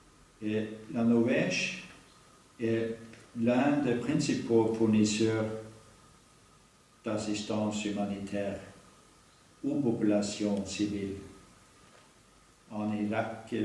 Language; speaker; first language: French; non-native, learner; Norwegian